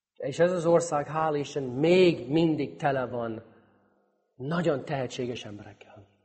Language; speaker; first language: Hungarian; non-native, fluent; English